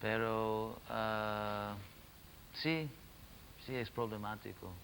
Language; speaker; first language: Spanish; non-native, fluent; English